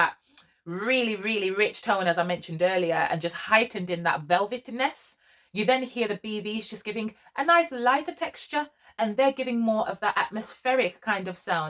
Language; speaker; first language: English; native; English